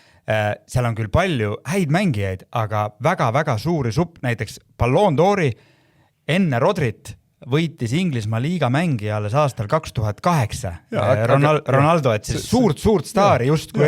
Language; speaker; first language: Estonian; native; Estonian